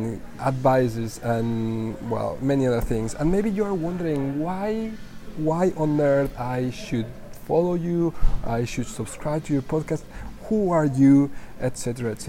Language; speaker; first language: English; non-native, fluent; Spanish